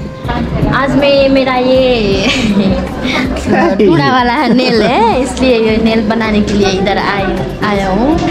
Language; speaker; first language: Hindi; non-native, learner; Nepali